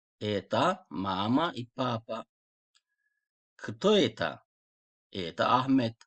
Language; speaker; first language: Russian; non-native, fluent; Turkish